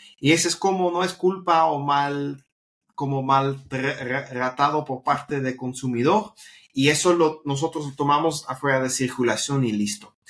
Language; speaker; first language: Spanish; non-native, fluent; Dutch